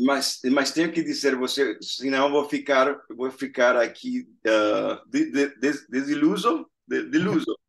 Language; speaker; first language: Portuguese; non-native, fluent; Spanish